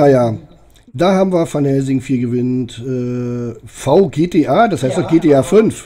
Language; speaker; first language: German; native; German